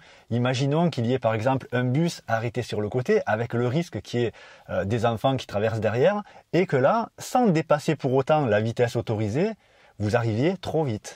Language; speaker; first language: French; native; French